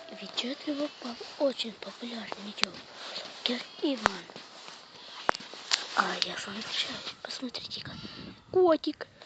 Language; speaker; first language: Russian; non-native, local second language; Ukrainian